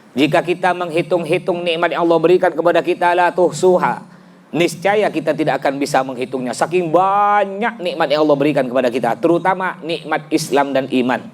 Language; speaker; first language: Indonesian; native; Indonesian